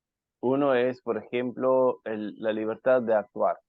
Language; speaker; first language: Spanish; non-native, fluent; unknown